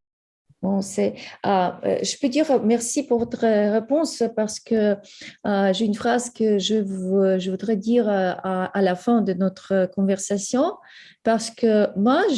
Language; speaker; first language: French; non-native, fluent; Ukrainian